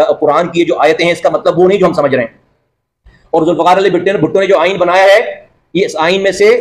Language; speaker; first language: Urdu; native; Urdu